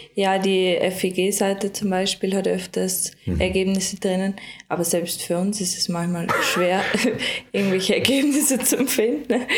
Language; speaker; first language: German; native; German